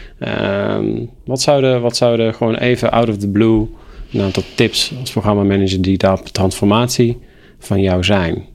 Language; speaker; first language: Dutch; native; Dutch